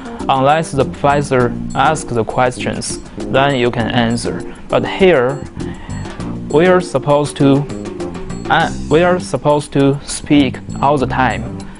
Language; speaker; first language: English; non-native, fluent; Chinese